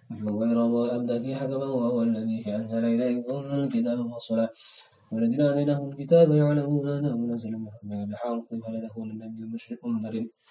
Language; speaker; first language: Arabic; non-native, learner; Indonesian